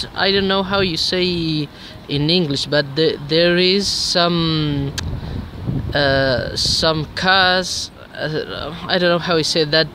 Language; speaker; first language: English; non-native, learner; Spanish